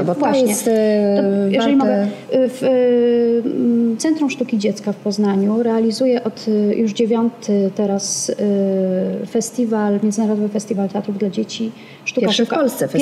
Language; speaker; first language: Polish; native; Polish